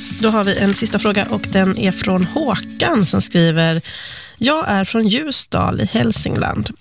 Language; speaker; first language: Swedish; native; Swedish